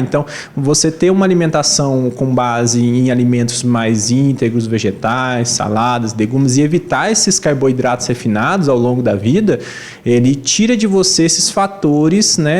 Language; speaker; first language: Portuguese; native; Portuguese